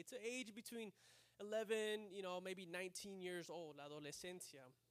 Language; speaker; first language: English; early bilingual, other home language; Spanish